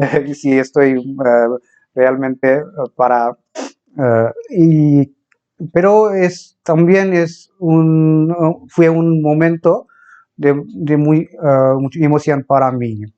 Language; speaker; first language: Spanish; non-native, fluent; Bangla